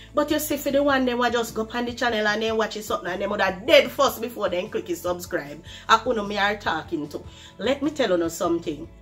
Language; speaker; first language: English; non-native, local second language; Jamaican Creole English